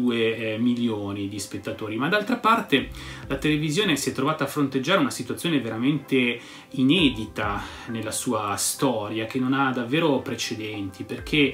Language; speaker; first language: Italian; native; Italian